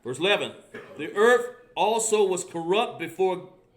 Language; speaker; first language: English; native; English